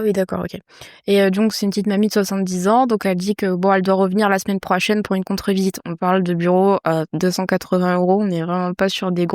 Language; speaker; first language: French; native; French